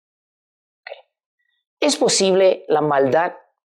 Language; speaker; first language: Spanish; non-native, fluent; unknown